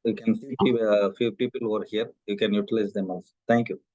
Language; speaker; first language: English; non-native, local second language; Tamil